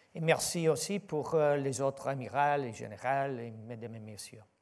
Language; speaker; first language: French; non-native, learner; English